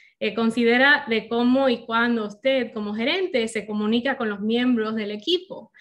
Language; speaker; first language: Spanish; non-native, fluent; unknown